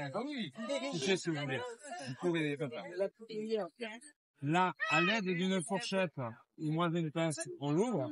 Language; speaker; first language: French; native; French